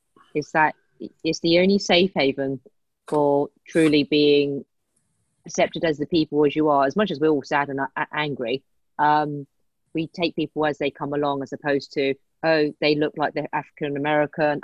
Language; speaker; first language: English; native; English